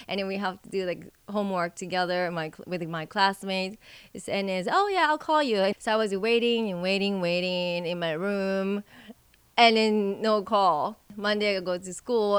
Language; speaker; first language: English; non-native, fluent; Japanese